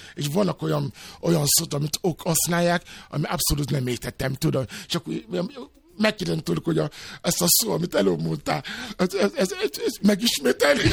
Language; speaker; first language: Hungarian; non-native, fluent; Yoruba